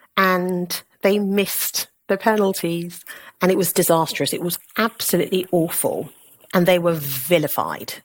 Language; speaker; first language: English; native; English